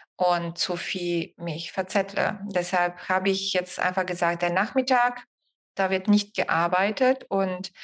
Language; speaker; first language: German; non-native, fluent; Bulgarian